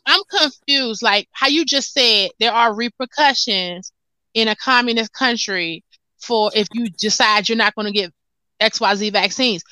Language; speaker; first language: English; native; English